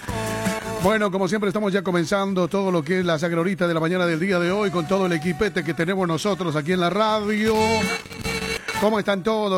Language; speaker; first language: Spanish; native; Spanish